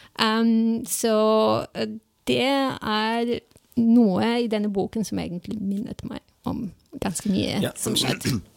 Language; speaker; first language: Norwegian; non-native, fluent; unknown